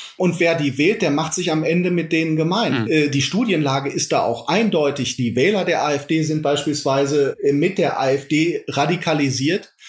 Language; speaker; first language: German; native; German